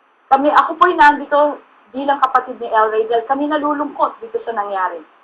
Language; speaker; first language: Filipino; native; Filipino